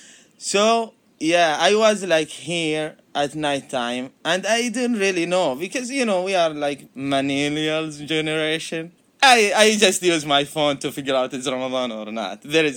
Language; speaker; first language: English; non-native, learner; Arabic